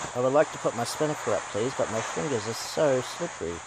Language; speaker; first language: English; native; English